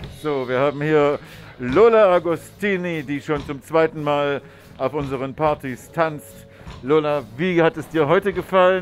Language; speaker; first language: German; native; German